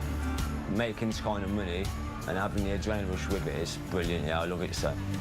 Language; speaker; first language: English; native; English